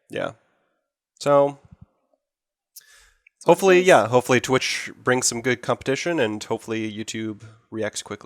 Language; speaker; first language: English; native; English